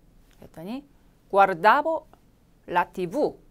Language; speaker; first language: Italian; non-native, fluent; Korean